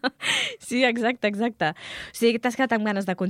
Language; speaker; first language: Catalan; native; Catalan